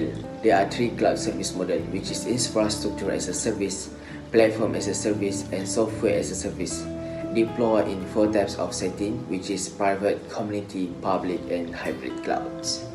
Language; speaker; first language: English; non-native, local second language; Malay